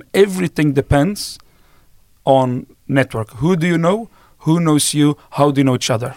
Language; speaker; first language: English; non-native, fluent; Swedish